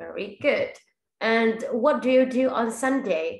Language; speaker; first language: English; non-native, fluent; Vietnamese